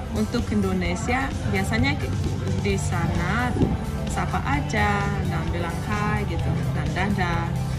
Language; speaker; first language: Indonesian; non-native, fluent; Russian